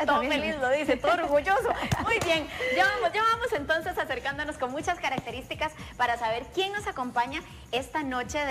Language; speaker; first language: Spanish; native; Spanish